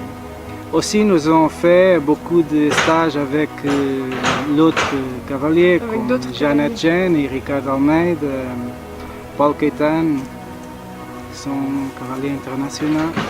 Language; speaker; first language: French; non-native, learner; Portuguese